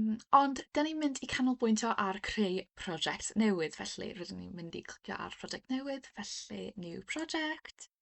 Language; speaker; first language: Welsh; non-native, local second language; English